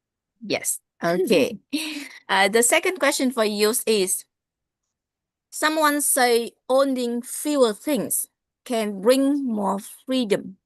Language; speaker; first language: English; non-native, learner; Vietnamese